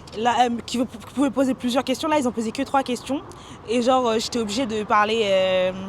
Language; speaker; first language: French; native; French